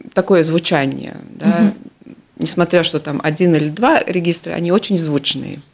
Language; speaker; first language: Russian; non-native, local second language; Latvian